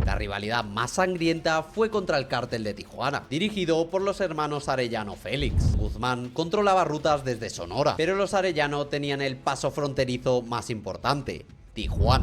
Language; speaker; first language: Spanish; native; Spanish